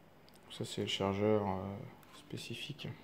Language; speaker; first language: French; native; French